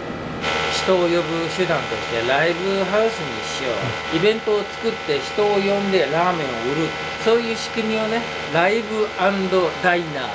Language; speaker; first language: Japanese; native; Japanese